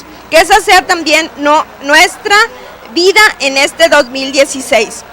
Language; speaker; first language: Spanish; native; Spanish